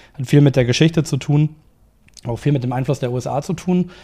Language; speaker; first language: German; native; German